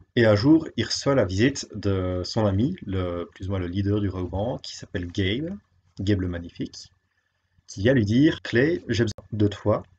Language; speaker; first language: French; native; French